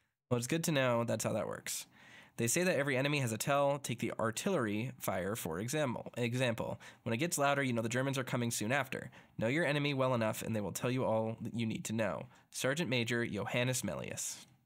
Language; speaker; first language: English; native; English